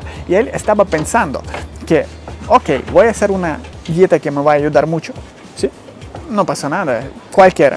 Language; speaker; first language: Spanish; non-native, fluent; Ukrainian